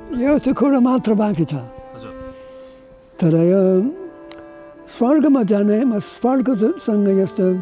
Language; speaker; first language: Nepali; non-native, learner; English